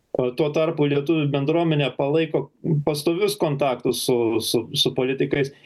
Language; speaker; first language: Lithuanian; early bilingual, heritage; Lithuanian